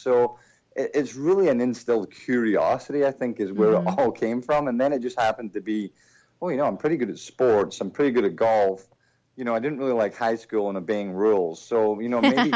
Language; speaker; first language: English; native; English